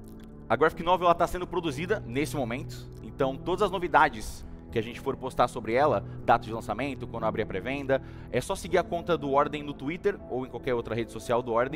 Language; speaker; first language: Portuguese; native; Portuguese